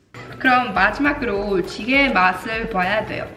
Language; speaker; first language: Korean; non-native, fluent; German